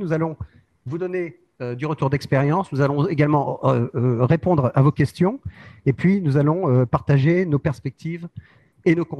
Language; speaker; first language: French; native; French